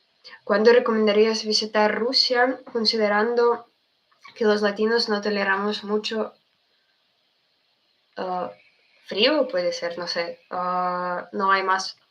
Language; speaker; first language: Spanish; non-native, fluent; Russian